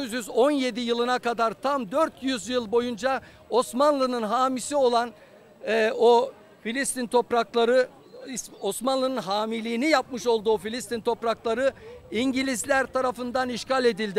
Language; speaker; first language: Turkish; native; Turkish